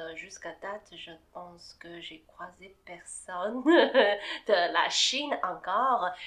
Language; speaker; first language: French; non-native, fluent; Chinese